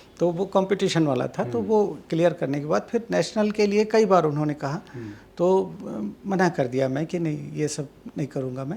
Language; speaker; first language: Hindi; non-native, local second language; Chhattisgarhi